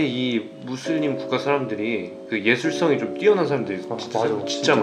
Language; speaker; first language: Korean; native; Korean